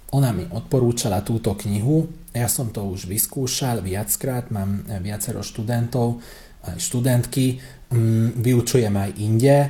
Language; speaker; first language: Slovak; early bilingual, heritage; Slovak